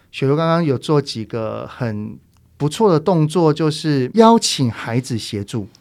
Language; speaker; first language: Chinese; native; Chinese